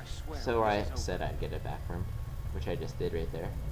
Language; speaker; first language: English; native; English